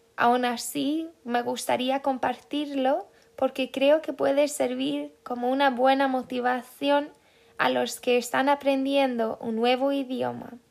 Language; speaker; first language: Spanish; non-native, fluent; Swedish